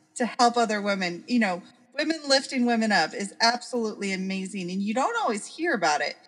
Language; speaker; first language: English; native; English